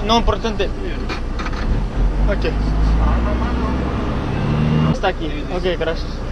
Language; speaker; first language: Spanish; non-native, learner; English